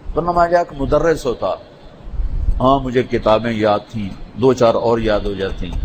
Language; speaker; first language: Urdu; non-native, local second language; Punjabi